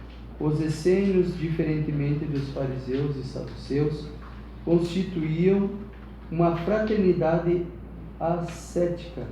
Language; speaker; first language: Portuguese; native; Portuguese